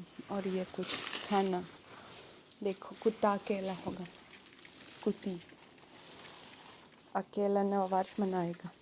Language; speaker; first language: Hindi; non-native, fluent; Russian